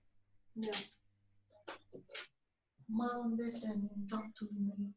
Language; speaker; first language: English; non-native, learner; Vietnamese